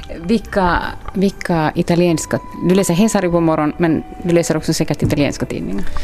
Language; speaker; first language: Swedish; native; Swedish